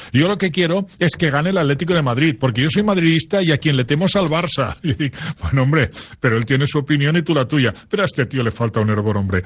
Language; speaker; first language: Spanish; non-native, local second language; Catalan